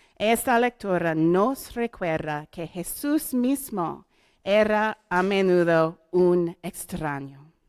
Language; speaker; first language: Spanish; non-native, learner; English